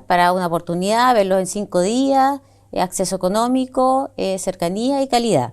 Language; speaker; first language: Spanish; native; Spanish